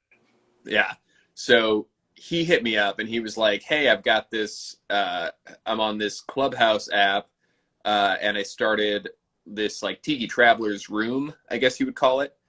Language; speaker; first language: English; native; English